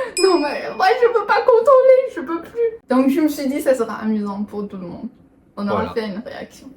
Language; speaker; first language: French; non-native, fluent; Chinese